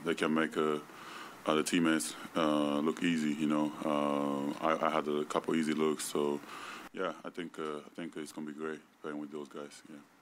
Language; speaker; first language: English; non-native, fluent; Japanese